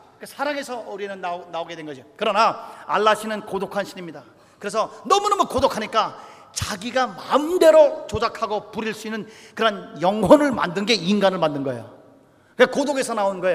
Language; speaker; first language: Korean; native; Korean